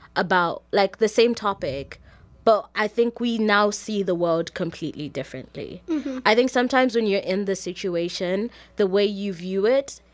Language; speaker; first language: English; non-native, local second language; Shona